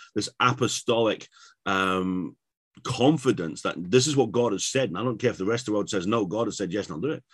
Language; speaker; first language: English; native; English